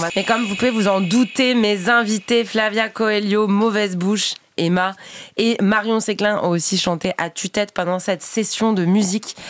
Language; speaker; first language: French; native; French